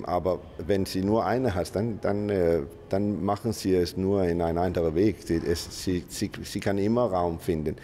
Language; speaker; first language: German; non-native, learner; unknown